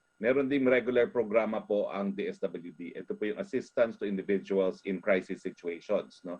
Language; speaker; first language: Filipino; native; Filipino